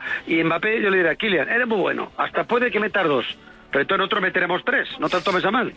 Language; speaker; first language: Spanish; native; Spanish